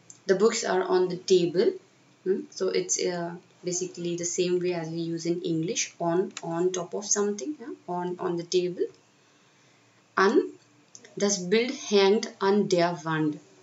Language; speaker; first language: English; non-native, local second language; Hindi